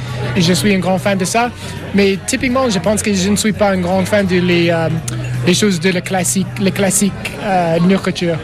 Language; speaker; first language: French; non-native, learner; English